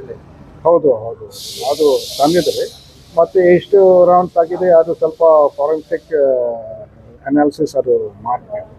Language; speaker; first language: Kannada; non-native, local second language; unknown